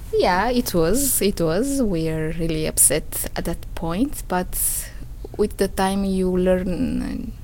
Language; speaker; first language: English; non-native, fluent; Romanian